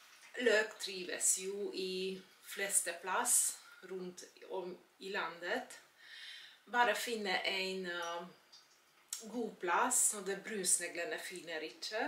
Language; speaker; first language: Norwegian; non-native, fluent; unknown